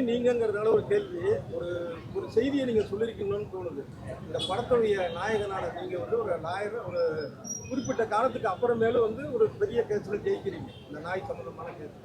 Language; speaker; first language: Tamil; native; Tamil